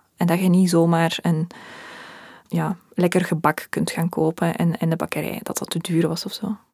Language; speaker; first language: Dutch; early bilingual, other home language; Russian